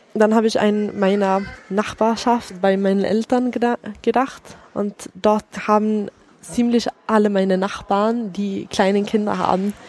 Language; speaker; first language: German; non-native, fluent; Swedish